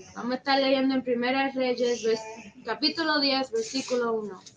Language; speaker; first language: Spanish; early bilingual, heritage; Spanish